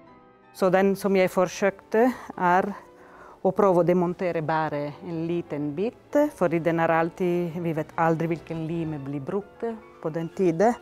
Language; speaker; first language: Norwegian; non-native, fluent; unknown